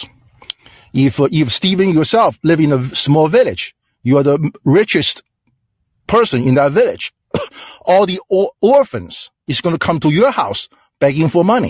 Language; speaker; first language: English; non-native, fluent; Chinese